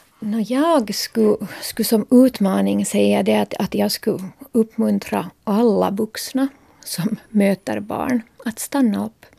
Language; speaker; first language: Swedish; native; Swedish